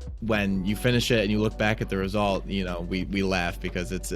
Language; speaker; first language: English; native; English